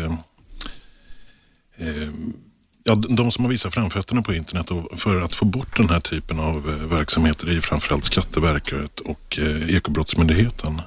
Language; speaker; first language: Swedish; native; Swedish